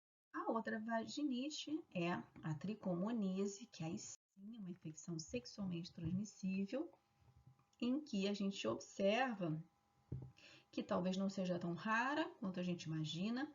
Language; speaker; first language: Portuguese; native; Portuguese